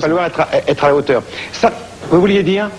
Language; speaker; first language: French; native; French